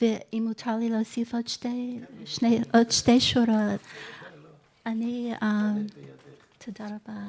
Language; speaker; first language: Hebrew; non-native, fluent; English